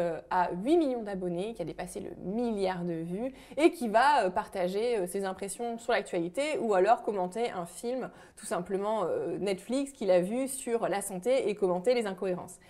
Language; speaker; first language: French; native; French